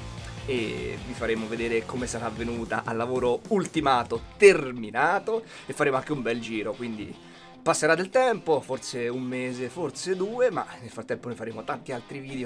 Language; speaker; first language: Italian; native; Italian